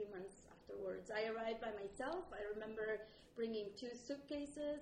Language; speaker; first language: English; non-native, fluent; Spanish